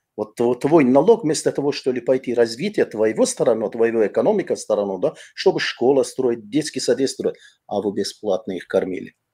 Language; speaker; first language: Russian; non-native, fluent; Azerbaijani